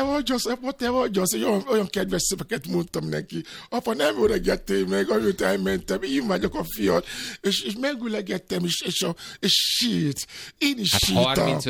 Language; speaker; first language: Hungarian; non-native, fluent; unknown